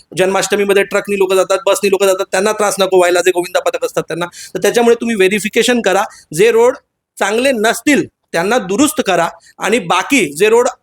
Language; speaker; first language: Marathi; non-native, local second language; Hindi